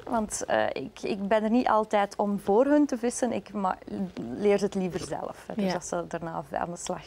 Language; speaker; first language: Dutch; native; Dutch